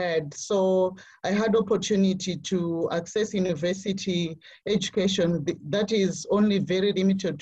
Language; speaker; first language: English; non-native, local second language; Nyanja